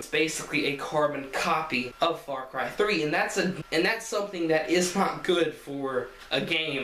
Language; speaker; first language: English; native; English